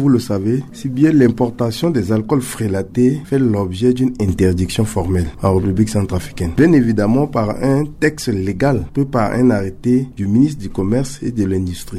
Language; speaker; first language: French; non-native, local second language; Sango